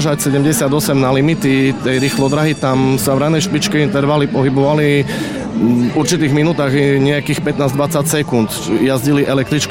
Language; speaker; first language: Slovak; native; Slovak